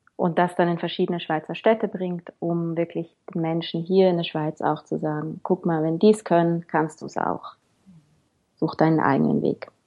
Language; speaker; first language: German; native; German